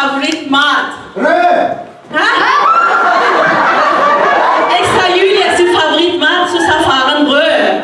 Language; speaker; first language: Norwegian; non-native, fluent; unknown